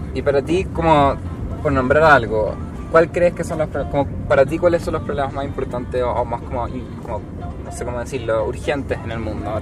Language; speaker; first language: Spanish; native; Spanish